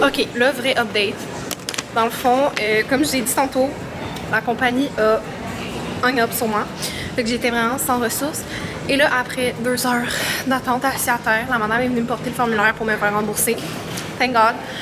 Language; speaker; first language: French; native; French